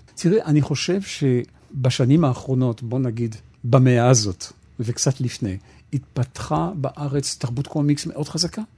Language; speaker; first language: Hebrew; non-native, fluent; French